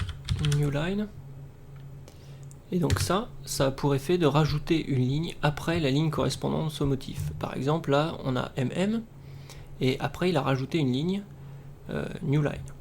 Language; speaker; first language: French; native; French